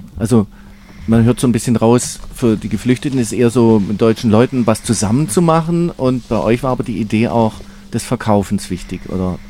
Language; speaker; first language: German; native; German